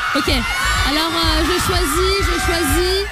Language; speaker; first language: French; native; French